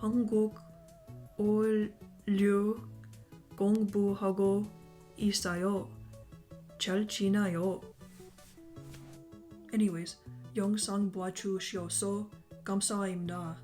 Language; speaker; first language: Korean; non-native, learner; English